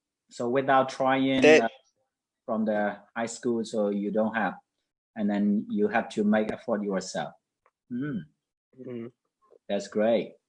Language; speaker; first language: English; non-native, fluent; Mon